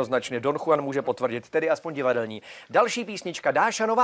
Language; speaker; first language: Czech; native; Czech